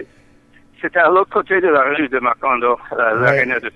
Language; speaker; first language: French; non-native, learner; English